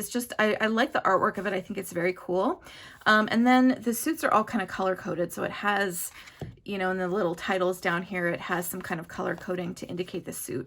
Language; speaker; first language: English; native; English